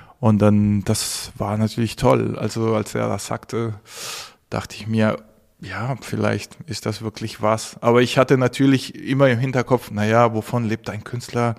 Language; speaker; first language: German; non-native, fluent; Spanish